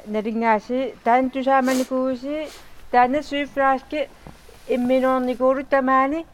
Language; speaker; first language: Danish; non-native, learner; Kalaallisut